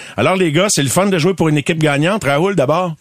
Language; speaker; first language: French; native; French